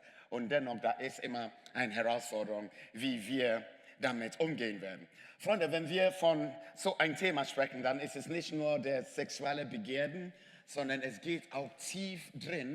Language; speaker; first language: German; non-native, fluent; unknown